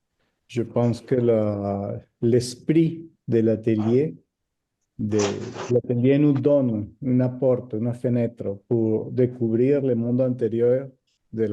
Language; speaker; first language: French; non-native, fluent; Spanish